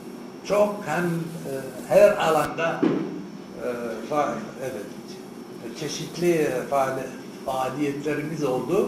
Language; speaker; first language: Turkish; non-native, fluent; Arabic